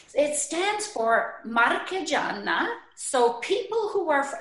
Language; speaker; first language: English; native; English